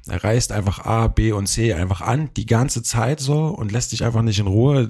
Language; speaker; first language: German; native; German